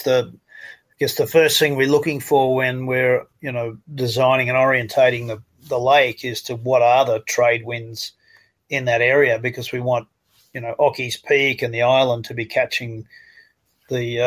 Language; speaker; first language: English; native; English